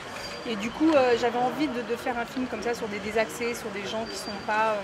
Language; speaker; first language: French; native; French